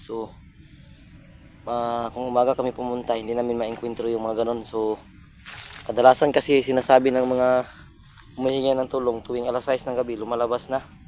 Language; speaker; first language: Filipino; non-native, local second language; Cebuano